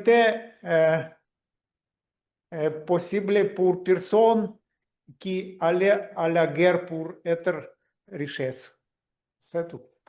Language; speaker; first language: French; non-native, learner; Russian